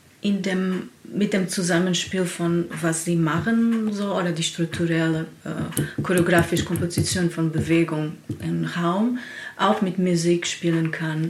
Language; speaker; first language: German; non-native, learner; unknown